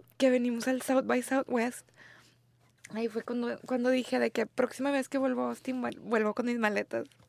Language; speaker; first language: Spanish; native; Spanish